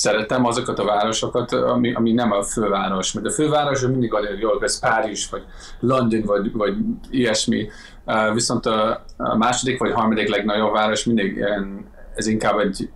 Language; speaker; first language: Hungarian; non-native, fluent; English